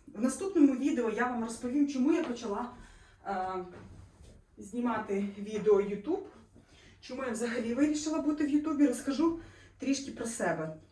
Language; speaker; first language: Ukrainian; non-native, local second language; Russian